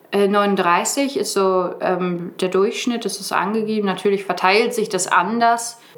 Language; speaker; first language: German; native; German